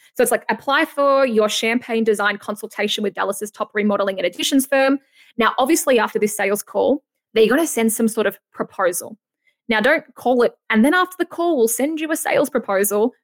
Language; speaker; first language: English; native; English